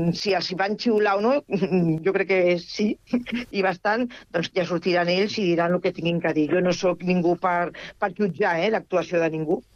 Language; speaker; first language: Catalan; non-native, local second language; Spanish